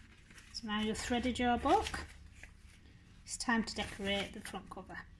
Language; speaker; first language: English; native; English